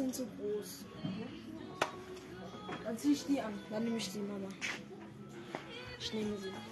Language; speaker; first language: German; early bilingual, other home language; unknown